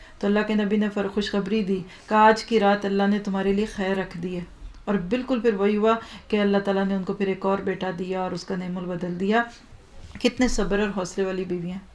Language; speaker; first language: Urdu; native; Urdu